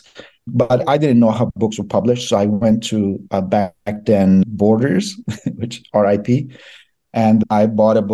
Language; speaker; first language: English; non-native, fluent; Persian